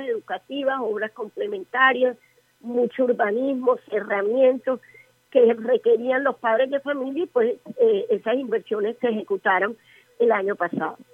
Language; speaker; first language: Spanish; native; Spanish